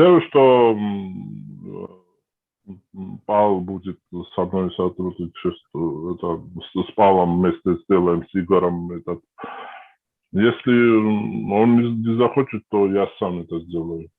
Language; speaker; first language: Russian; non-native, fluent; Georgian